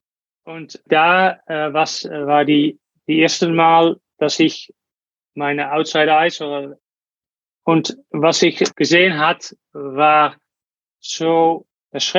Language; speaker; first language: German; non-native, learner; Dutch